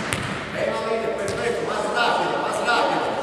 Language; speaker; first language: Spanish; non-native, learner; Portuguese